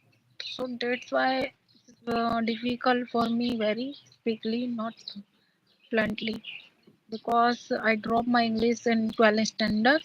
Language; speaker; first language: English; non-native, learner; Hindi